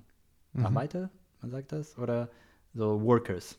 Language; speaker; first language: German; non-native, learner; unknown